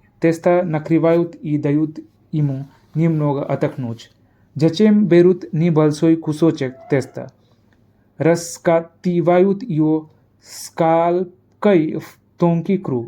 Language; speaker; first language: Russian; non-native, fluent; Hindi